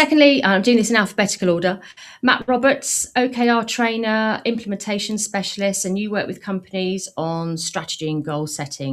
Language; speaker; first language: English; native; English